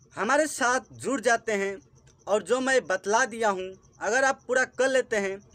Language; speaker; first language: Hindi; native; Hindi